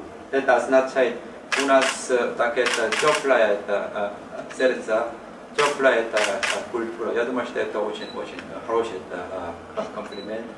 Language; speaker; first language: Russian; non-native, learner; Korean